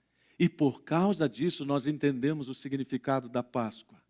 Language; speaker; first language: Portuguese; native; Portuguese